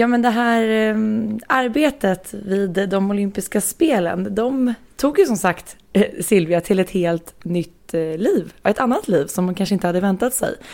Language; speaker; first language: Swedish; native; Swedish